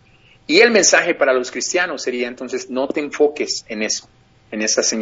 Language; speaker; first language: Spanish; native; Spanish